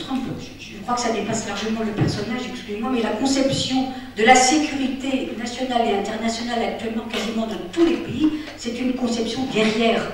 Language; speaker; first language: French; native; French